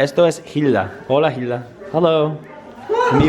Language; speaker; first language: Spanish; non-native, learner; English